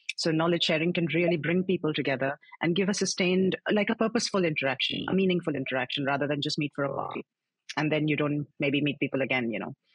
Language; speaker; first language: English; non-native, local second language; Hindi